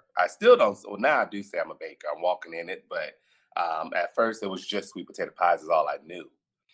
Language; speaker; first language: English; native; English